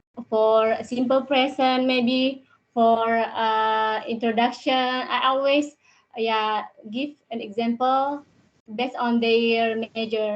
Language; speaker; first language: English; non-native, learner; Indonesian